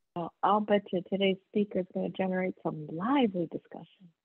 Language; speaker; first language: English; native; English